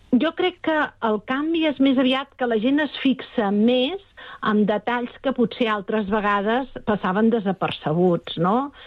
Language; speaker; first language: Catalan; native; Catalan